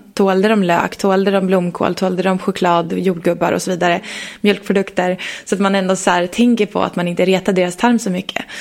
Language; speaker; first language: Swedish; native; Swedish